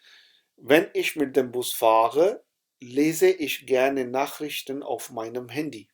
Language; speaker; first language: German; non-native, fluent; Urdu